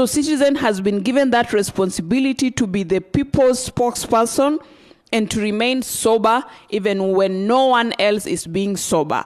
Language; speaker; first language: English; non-native, local second language; Luyia